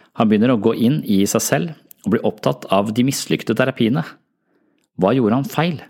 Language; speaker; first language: Norwegian; native; Norwegian